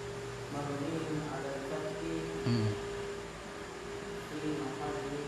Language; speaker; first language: Arabic; non-native, learner; Indonesian